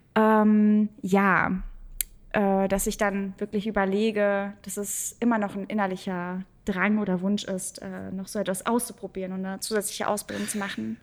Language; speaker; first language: German; early bilingual, other home language; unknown